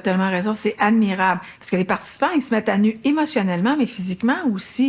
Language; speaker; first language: French; native; French